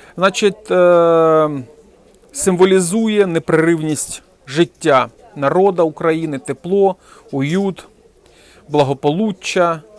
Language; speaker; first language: Ukrainian; non-native, local second language; Russian